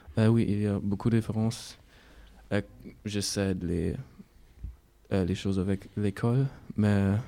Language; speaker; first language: French; non-native, learner; German